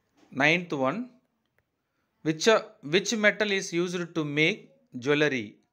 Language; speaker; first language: English; non-native, local second language; Tamil